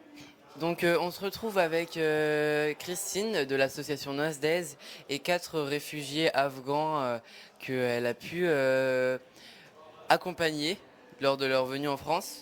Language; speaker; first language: French; native; French